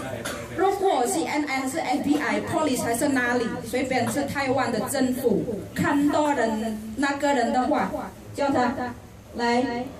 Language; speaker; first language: Chinese; non-native, learner; Indonesian